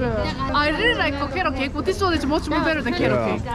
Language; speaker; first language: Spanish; non-native, learner; Turkish